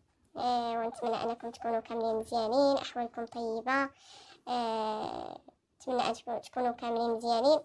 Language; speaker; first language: Arabic; native; Arabic